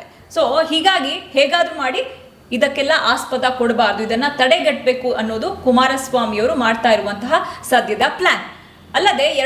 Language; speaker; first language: Kannada; native; Kannada